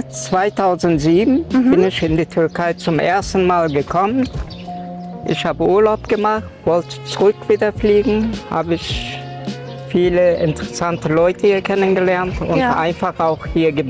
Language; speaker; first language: German; early bilingual, other home language; Turkish